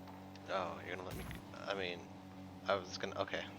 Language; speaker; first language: English; native; English